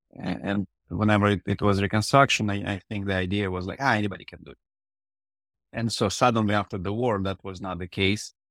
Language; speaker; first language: English; non-native, fluent; Russian